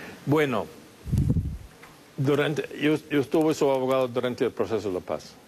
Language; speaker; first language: Spanish; non-native, fluent; English